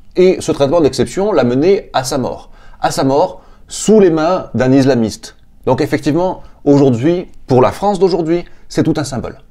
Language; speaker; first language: French; native; French